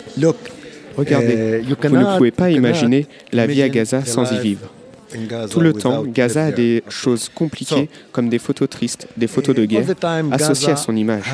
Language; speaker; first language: French; non-native, fluent; Arabic